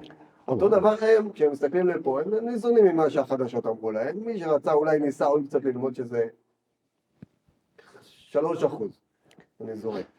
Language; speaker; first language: Hebrew; native; Hebrew